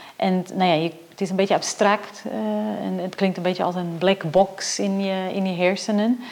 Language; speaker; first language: Dutch; non-native, fluent; Portuguese